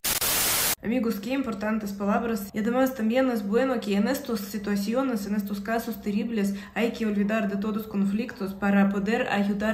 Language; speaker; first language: Spanish; non-native, fluent; Russian